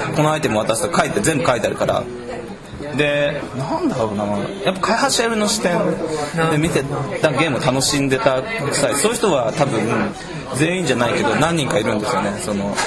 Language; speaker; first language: Japanese; native; Japanese